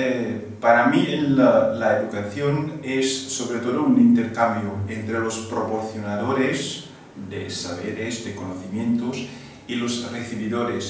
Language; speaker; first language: Spanish; non-native, fluent; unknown